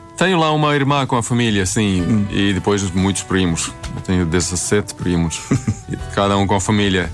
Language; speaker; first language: Portuguese; non-native, fluent; Swedish